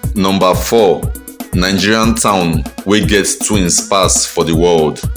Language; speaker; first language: Nigerian Pidgin; native; Nigerian Pidgin